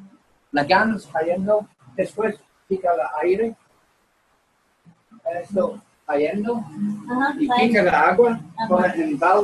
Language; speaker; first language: Spanish; non-native, learner; English